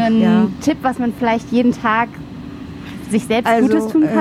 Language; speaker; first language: German; native; German